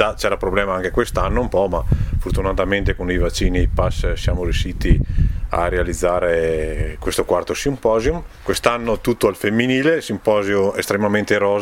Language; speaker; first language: Italian; native; Italian